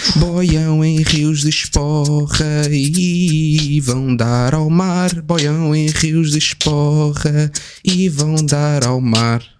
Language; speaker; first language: Portuguese; non-native, fluent; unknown